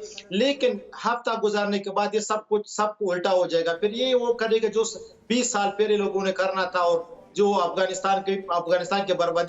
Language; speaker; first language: Hindi; non-native, fluent; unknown